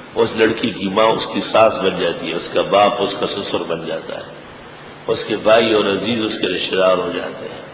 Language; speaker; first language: Urdu; non-native, local second language; Pashto